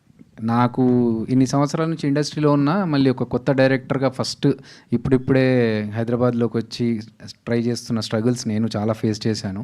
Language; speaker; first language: Telugu; native; Telugu